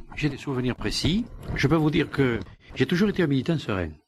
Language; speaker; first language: French; native; French